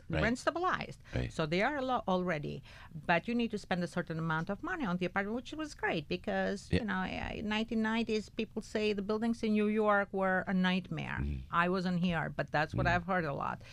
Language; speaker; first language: English; non-native, fluent; Albanian